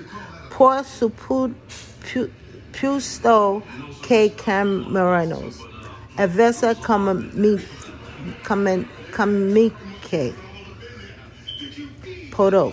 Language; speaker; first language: Spanish; non-native, learner; English